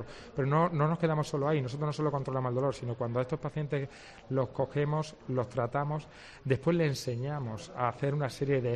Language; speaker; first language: Spanish; native; Spanish